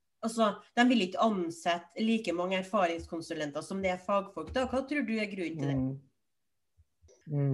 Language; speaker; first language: Norwegian; native; Norwegian